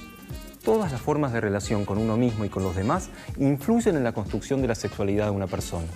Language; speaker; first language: Spanish; native; Spanish